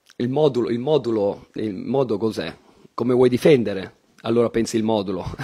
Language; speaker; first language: Italian; native; Italian